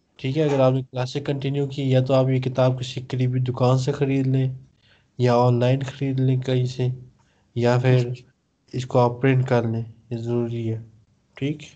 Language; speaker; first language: Urdu; non-native, local second language; Punjabi